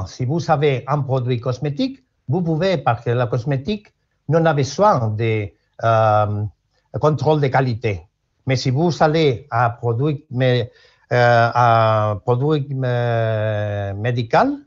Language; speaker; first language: French; non-native, learner; Spanish